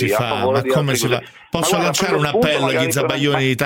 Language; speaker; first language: Italian; native; Italian